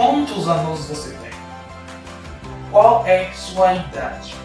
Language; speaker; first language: Portuguese; non-native, fluent; Haitian Creole